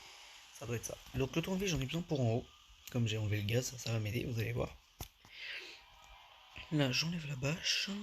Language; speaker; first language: French; native; French